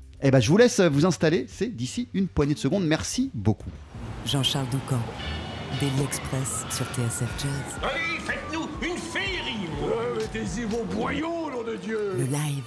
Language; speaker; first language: French; native; French